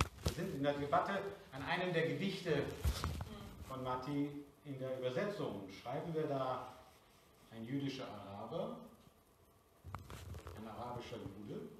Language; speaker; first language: German; native; German